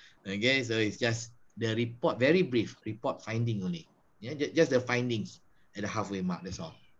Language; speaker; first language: English; non-native, local second language; Malay